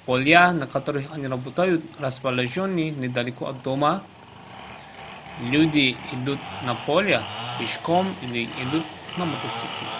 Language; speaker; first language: Russian; non-native, fluent; Javanese